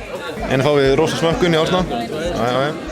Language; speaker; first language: Icelandic; native; Icelandic